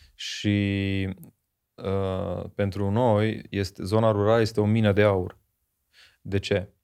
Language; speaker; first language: Romanian; non-native, local second language; Hungarian